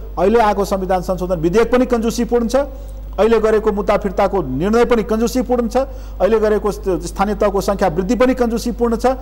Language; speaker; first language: Nepali; non-native, local second language; Maithili